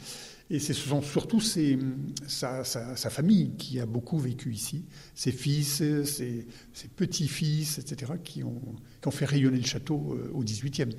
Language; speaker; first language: French; native; French